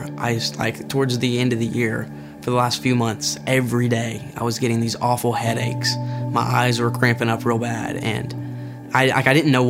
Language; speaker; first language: English; native; English